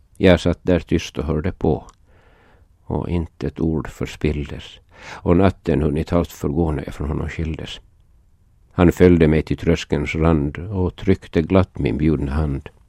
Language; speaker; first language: Swedish; native; Swedish